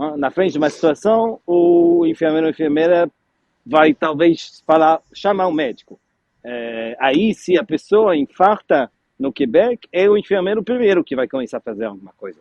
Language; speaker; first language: Portuguese; non-native, fluent; French